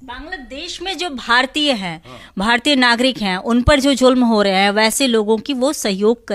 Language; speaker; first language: Hindi; native; Hindi